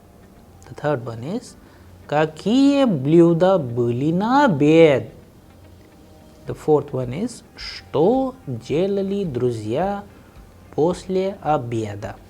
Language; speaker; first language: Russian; non-native, fluent; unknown